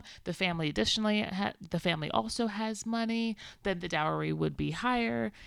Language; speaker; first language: English; native; English